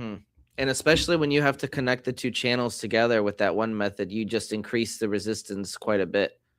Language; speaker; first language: English; native; English